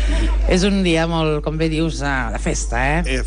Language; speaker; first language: Catalan; native; Catalan